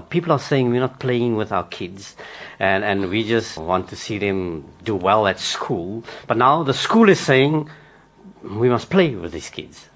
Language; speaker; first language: English; non-native, local second language; Afrikaans